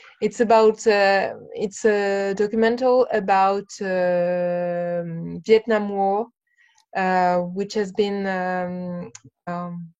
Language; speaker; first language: English; non-native, learner; French